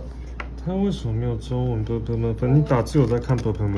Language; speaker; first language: Chinese; native; Chinese